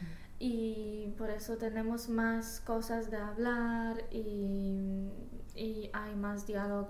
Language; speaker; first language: Spanish; non-native, fluent; Polish